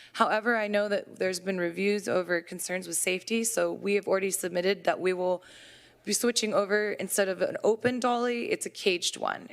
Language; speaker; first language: English; native; English